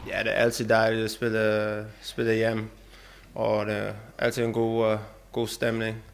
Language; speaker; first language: Danish; non-native, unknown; English